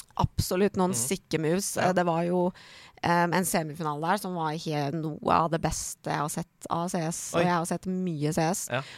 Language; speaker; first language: Norwegian; early bilingual, other home language; Persian